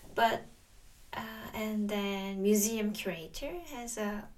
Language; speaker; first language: English; non-native, learner; Korean